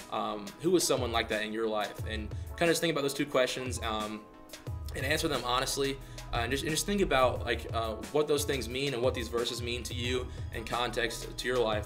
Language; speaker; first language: English; native; English